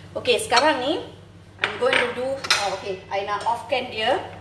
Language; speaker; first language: English; non-native, local second language; Tamil